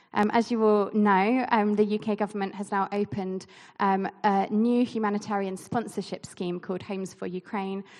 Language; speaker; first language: English; native; English